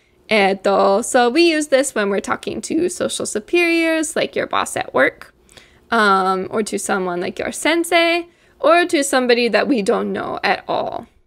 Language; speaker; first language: English; native; English